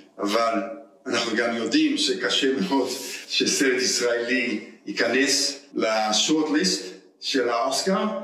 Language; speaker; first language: Hebrew; early bilingual, heritage; Hebrew